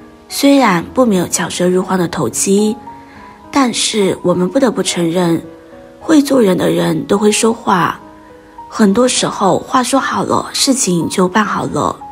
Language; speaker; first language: Chinese; native; Chinese